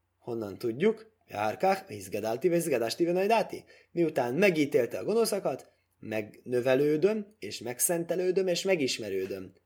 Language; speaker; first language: Hungarian; early bilingual, heritage; Hungarian